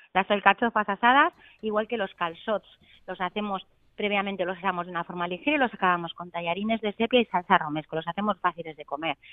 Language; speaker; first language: Spanish; native; Spanish